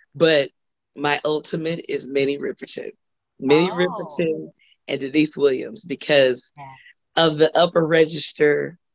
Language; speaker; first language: English; native; English